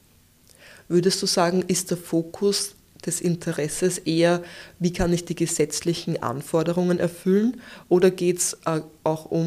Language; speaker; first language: German; native; German